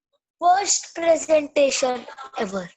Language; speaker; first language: English; non-native, learner; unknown